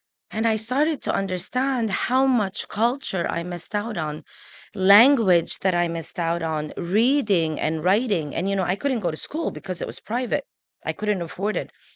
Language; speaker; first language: English; early bilingual, other home language; Arabic